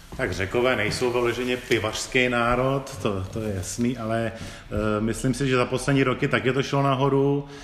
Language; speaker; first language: Czech; early bilingual, other home language; Greek